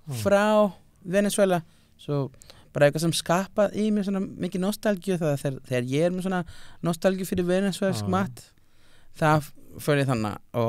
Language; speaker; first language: Icelandic; non-native, learner; Spanish